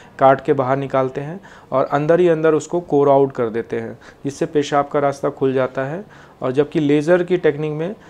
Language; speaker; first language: Hindi; native; Hindi